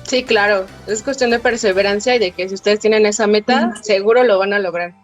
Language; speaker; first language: Spanish; native; Spanish